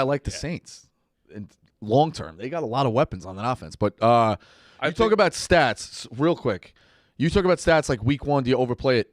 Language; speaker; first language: English; native; English